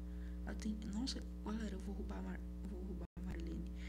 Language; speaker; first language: Portuguese; native; Portuguese